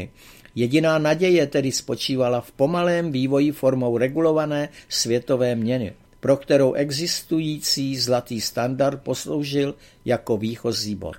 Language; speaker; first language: Czech; native; Czech